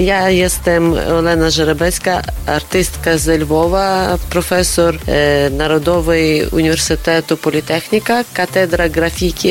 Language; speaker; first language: Polish; non-native, learner; Ukrainian